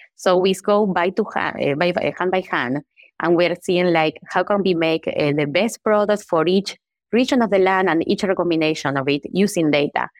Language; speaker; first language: English; non-native, fluent; Spanish